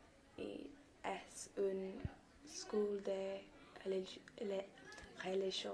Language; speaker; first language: Spanish; non-native, learner; English